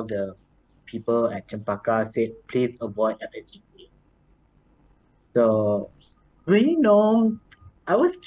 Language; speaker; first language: English; non-native, local second language; Thai